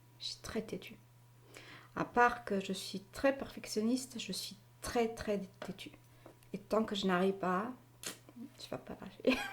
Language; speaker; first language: French; non-native, fluent; Portuguese